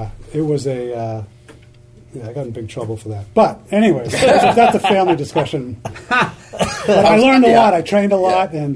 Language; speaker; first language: English; native; English